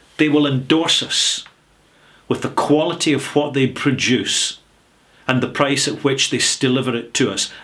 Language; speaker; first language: English; native; English